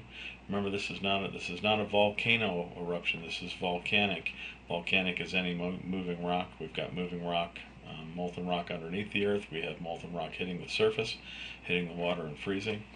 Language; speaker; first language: English; native; English